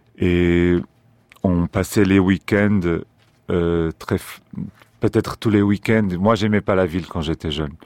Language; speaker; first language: French; non-native, fluent; Portuguese